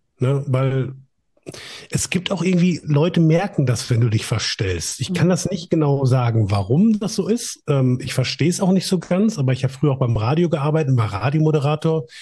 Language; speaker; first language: German; native; German